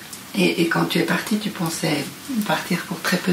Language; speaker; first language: French; native; French